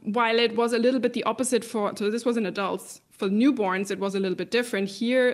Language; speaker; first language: English; non-native, fluent; German